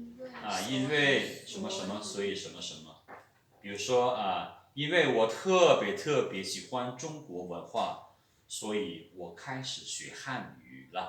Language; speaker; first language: Chinese; non-native, fluent; Lao